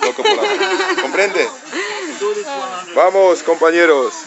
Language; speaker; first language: Spanish; non-native, learner; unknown